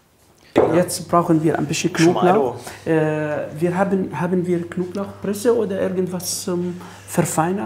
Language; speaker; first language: German; non-native, fluent; Arabic